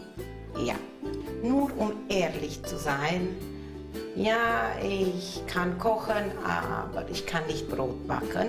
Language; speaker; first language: German; non-native, local second language; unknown